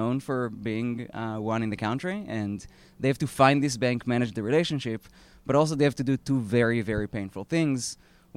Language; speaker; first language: English; non-native, fluent; Hebrew